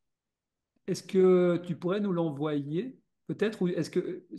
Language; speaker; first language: French; native; French